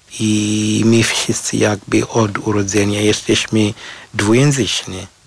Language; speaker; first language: Polish; non-native, fluent; Shona